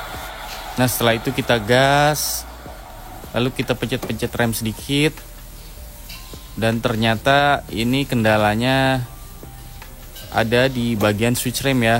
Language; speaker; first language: Indonesian; native; Indonesian